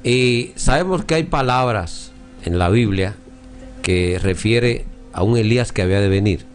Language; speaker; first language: Spanish; native; Spanish